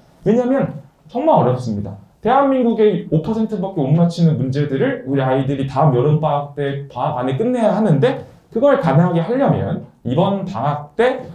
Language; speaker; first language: Korean; native; Korean